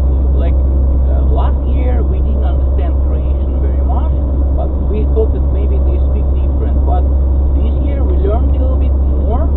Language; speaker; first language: English; non-native, fluent; Russian